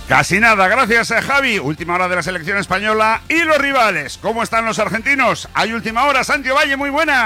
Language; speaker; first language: Spanish; native; Spanish